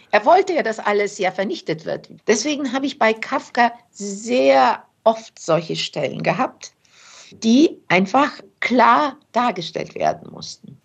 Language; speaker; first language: German; early bilingual, other home language; Turkish